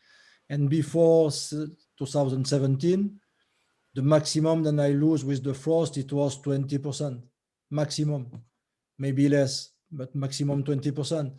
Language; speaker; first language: English; non-native, learner; French